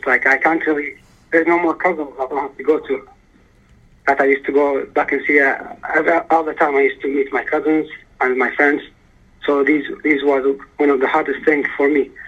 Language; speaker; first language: English; early bilingual, other home language; Arabic